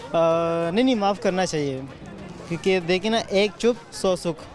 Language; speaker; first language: Urdu; native; Urdu